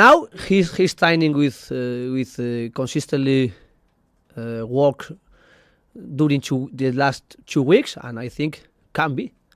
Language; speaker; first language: English; non-native, learner; Spanish